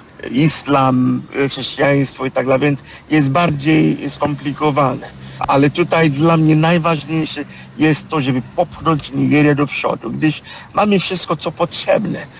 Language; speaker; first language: Polish; non-native, fluent; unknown